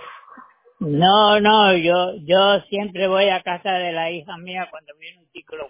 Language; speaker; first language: Spanish; native; Spanish